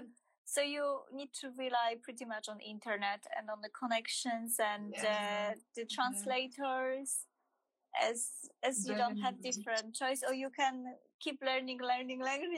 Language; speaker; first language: English; non-native, fluent; Polish